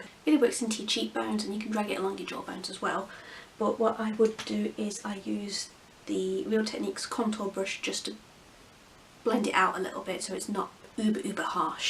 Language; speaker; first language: English; native; English